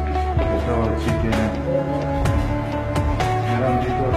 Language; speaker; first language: Filipino; non-native, learner; Arabic